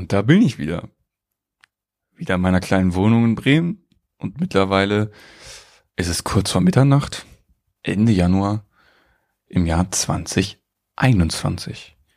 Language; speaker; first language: German; native; German